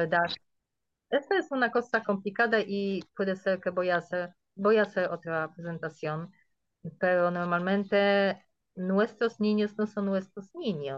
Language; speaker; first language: Spanish; non-native, fluent; Polish